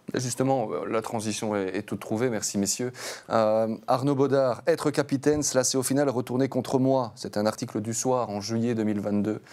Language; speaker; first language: French; native; French